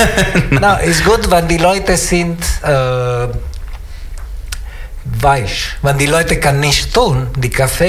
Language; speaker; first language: German; non-native, learner; Italian